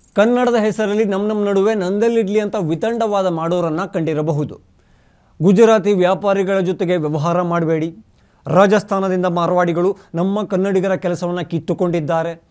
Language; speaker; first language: Kannada; native; Kannada